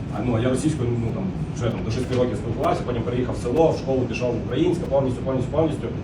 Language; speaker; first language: Ukrainian; non-native, local second language; Russian